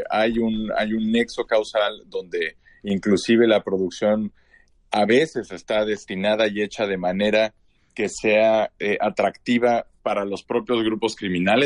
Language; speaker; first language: Spanish; native; Spanish